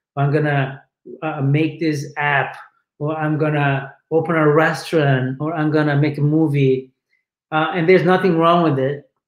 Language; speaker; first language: English; non-native, fluent; Portuguese